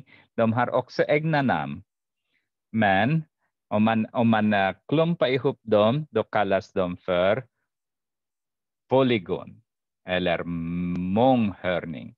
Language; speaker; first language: Swedish; non-native, fluent; Arabic